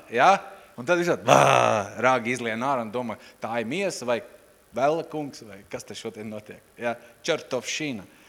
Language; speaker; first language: Latvian; non-native, local second language; Russian